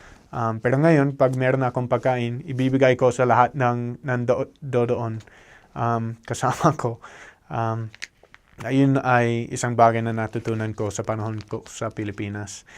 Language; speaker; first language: Filipino; non-native, fluent; English